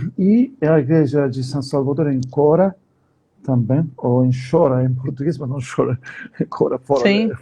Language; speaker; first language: Portuguese; non-native, fluent; Turkish